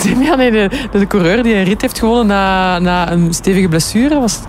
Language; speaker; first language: Dutch; native; Dutch